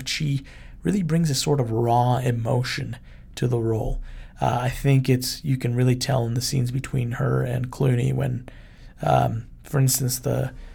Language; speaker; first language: English; early bilingual, other home language; Spanish